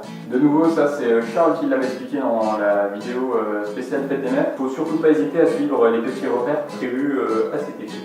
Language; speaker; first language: French; native; French